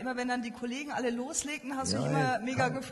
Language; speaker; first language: German; native; German